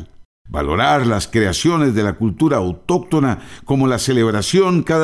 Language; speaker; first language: Spanish; native; Spanish